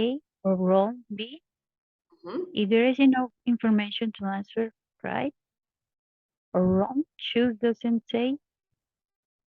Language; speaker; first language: English; non-native, learner; Spanish